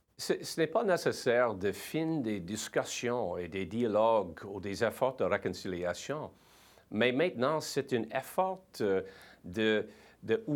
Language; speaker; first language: French; non-native, learner; English